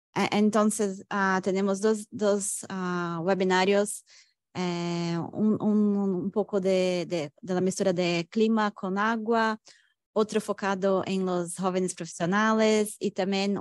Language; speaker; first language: Spanish; non-native, fluent; Portuguese